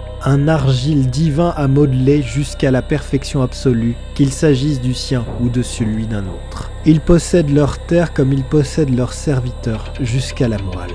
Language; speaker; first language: French; native; French